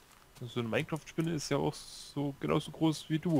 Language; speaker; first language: German; native; German